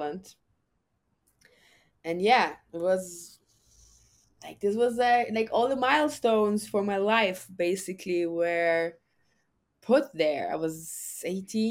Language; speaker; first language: English; non-native, fluent; German